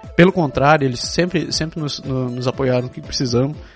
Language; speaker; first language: Portuguese; non-native, local second language; Japanese